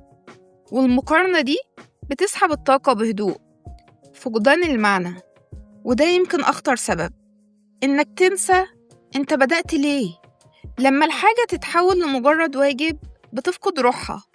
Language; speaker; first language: Arabic; native; Arabic